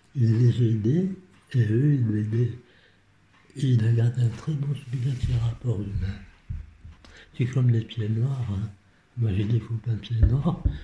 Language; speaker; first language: French; non-native, local second language; Arabic